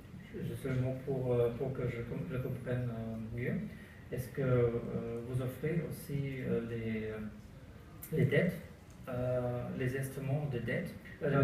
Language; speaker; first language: French; non-native, learner; German